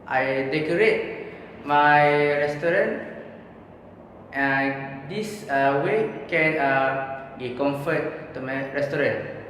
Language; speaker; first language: English; non-native, learner; Malay